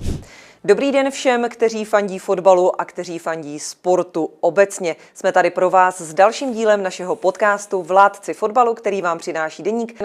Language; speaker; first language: Czech; native; Czech